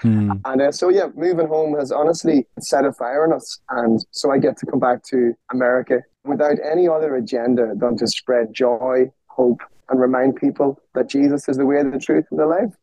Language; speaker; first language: English; native; English